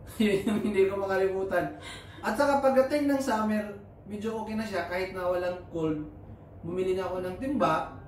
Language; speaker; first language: Filipino; non-native, local second language; Cebuano